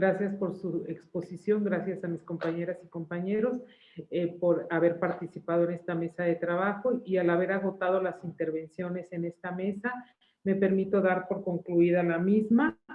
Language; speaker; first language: Spanish; native; Spanish